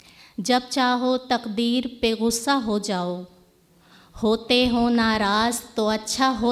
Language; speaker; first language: Hindi; native; Hindi